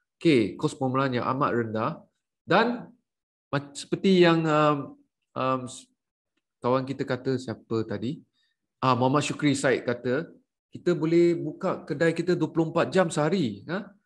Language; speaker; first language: Malay; native; Malay